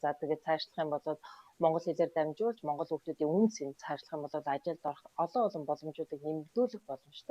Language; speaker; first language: Mongolian; native; Mongolian